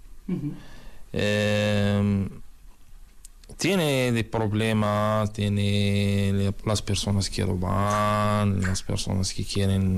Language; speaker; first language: Spanish; non-native, learner; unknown